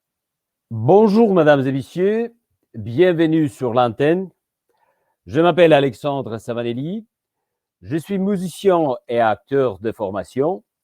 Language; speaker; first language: French; non-native, fluent; Georgian